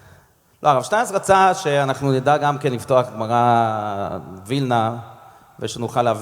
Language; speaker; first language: Hebrew; non-native, fluent; English